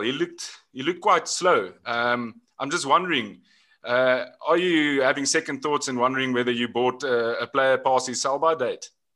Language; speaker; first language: English; non-native, local second language; Afrikaans